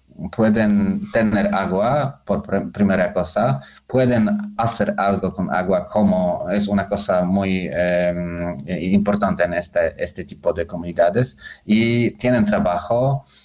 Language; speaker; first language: Spanish; non-native, fluent; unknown